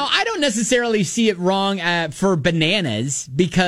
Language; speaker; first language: English; native; English